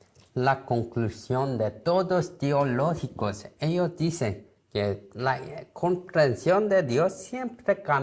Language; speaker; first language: Spanish; non-native, learner; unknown